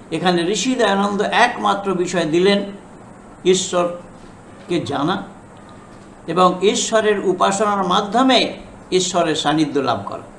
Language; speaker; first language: Bangla; non-native, fluent; Hindi